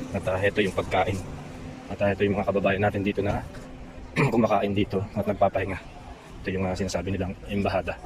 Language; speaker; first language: Filipino; non-native, local second language; Pampanga